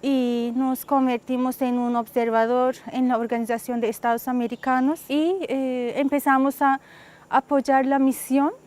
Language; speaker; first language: Spanish; non-native, fluent; Turkish